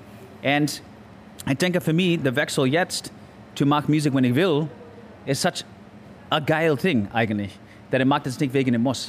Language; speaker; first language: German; non-native, learner; English